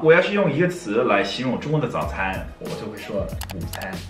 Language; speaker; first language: Chinese; non-native, fluent; English